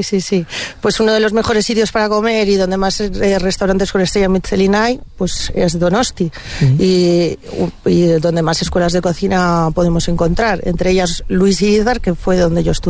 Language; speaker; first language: Spanish; native; Spanish